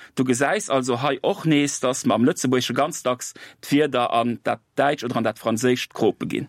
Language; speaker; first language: Luxembourgish; native; Luxembourgish